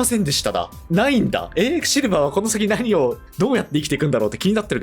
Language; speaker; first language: Japanese; native; Japanese